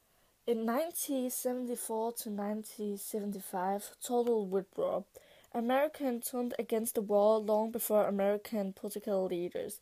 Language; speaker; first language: English; non-native, learner; Danish